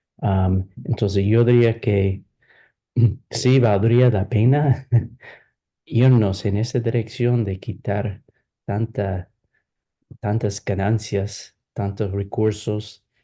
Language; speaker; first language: Spanish; non-native, fluent; English